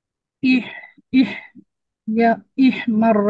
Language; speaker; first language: Arabic; non-native, learner; Malay